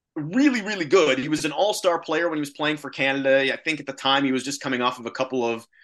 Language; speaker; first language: English; native; English